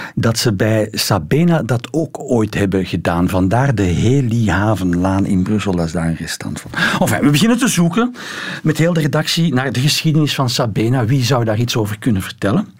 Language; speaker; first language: Dutch; native; Dutch